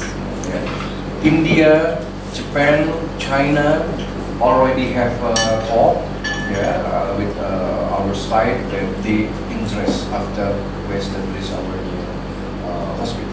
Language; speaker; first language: English; non-native, learner; Indonesian